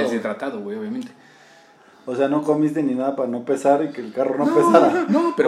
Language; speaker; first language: Spanish; native; Spanish